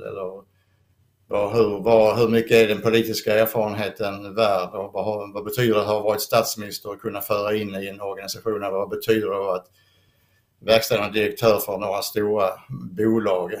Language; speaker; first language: Swedish; native; Swedish